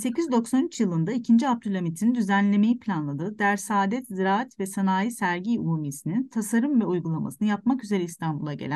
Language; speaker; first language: Turkish; native; Turkish